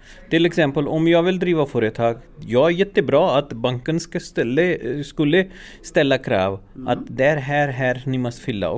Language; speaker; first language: Swedish; non-native, learner; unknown